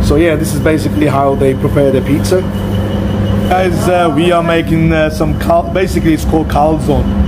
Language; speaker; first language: English; early bilingual, other home language; Hindi